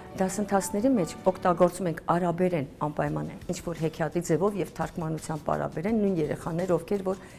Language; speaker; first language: Armenian; early bilingual, heritage; Armenian